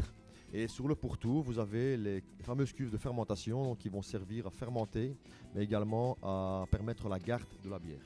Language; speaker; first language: French; native; French